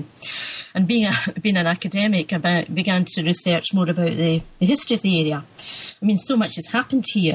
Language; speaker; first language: English; native; English